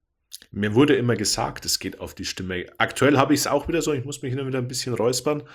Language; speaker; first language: German; native; German